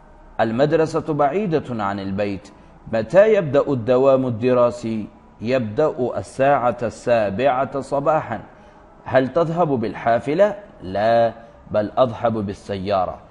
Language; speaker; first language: Arabic; non-native, fluent; Urdu